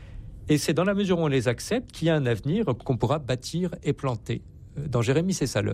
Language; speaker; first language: French; native; French